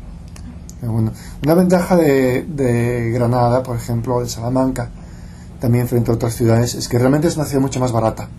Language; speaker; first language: Spanish; non-native, local second language; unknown